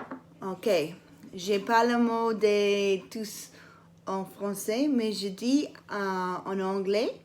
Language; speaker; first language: French; non-native, learner; English